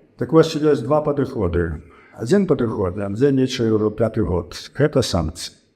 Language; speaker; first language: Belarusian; native; Belarusian